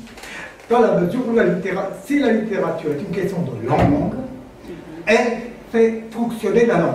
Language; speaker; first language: French; non-native, fluent; Armenian